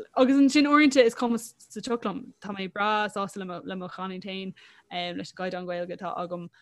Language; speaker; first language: Irish; non-native, local second language; English